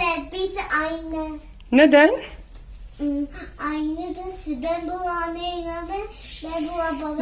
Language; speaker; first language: Turkish; early bilingual, heritage; Turkish